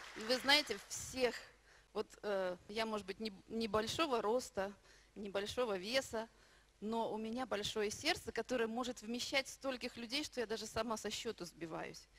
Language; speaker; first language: Russian; native; Russian